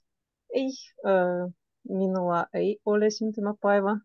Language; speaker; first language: Finnish; non-native, learner; Russian